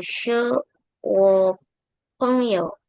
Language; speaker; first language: Chinese; non-native, learner; Indonesian